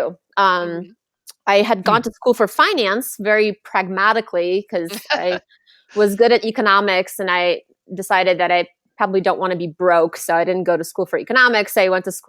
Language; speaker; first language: English; non-native, fluent; Lithuanian